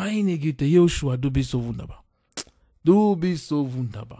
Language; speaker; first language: German; non-native, fluent; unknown